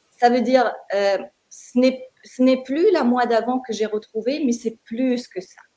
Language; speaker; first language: French; non-native, local second language; Arabic